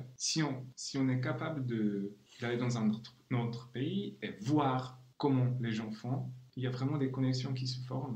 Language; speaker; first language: French; non-native, fluent; Czech